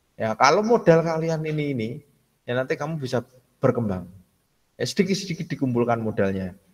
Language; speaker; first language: Indonesian; native; Indonesian